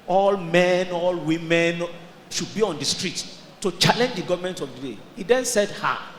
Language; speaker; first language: English; non-native, local second language; Yoruba